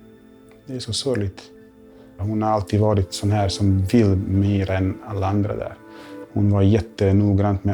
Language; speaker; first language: Swedish; non-native, fluent; Bosnian